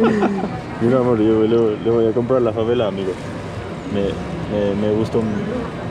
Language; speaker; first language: Spanish; non-native, fluent; French